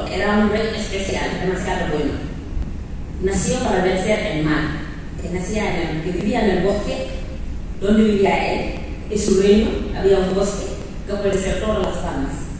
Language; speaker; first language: Spanish; non-native, learner; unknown